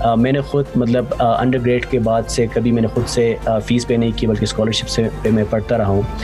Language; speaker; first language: Urdu; non-native, local second language; Khowar